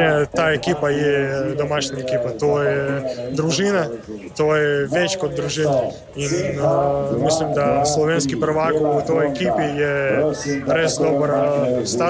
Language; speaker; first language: Slovenian; non-native, learner; Russian